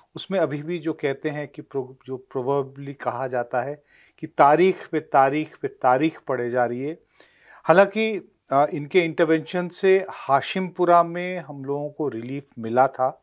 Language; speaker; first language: Hindi; native; Hindi